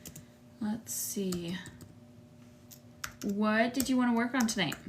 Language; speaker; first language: English; native; English